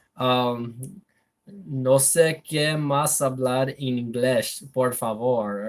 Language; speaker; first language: Spanish; non-native, learner; English